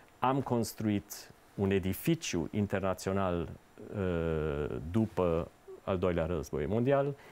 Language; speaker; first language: Romanian; early bilingual, heritage; Romanian